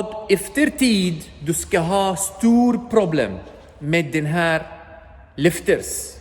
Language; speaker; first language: Swedish; non-native, learner; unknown